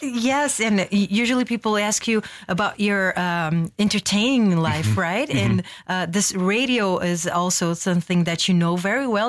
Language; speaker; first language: English; non-native, fluent; Portuguese